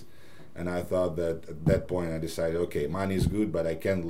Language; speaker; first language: English; non-native, fluent; Ukrainian